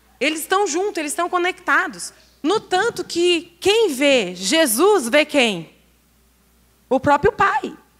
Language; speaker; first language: Portuguese; native; Portuguese